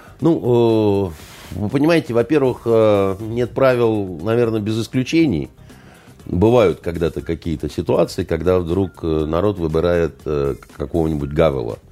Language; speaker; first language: Russian; native; Russian